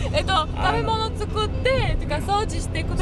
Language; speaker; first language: Japanese; non-native, learner; Bulgarian